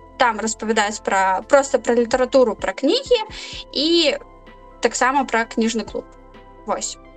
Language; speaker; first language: Belarusian; non-native, local second language; Russian